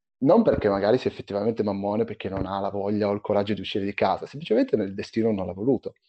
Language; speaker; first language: Italian; early bilingual, other home language; Arabic